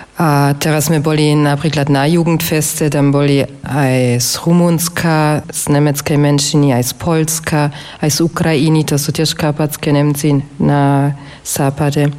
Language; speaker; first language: Slovak; non-native, fluent; German